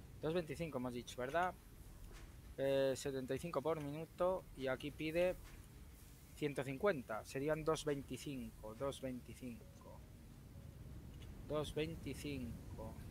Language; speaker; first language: Spanish; native; Spanish